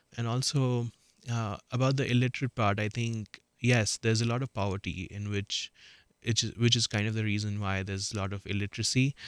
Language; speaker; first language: English; non-native, local second language; Marathi